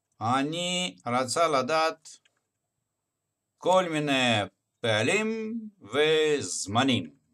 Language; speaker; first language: Hebrew; non-native, fluent; Russian